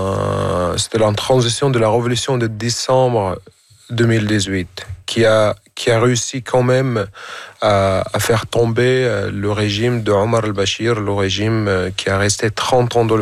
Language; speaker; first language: French; non-native, fluent; Arabic